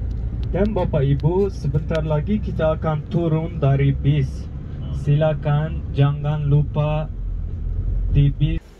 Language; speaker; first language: Indonesian; non-native, fluent; Turkish